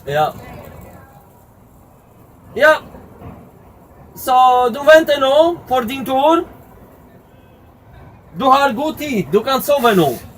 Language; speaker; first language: Swedish; non-native, learner; Polish